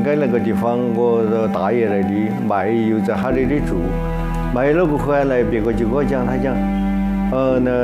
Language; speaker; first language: Chinese; native; Chinese